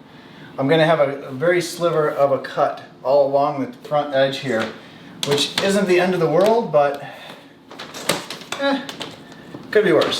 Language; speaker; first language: English; native; English